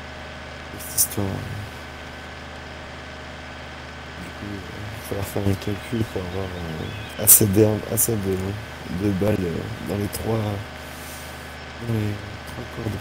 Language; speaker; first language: French; native; French